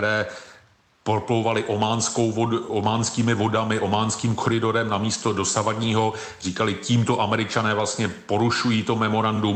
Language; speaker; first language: Czech; native; Czech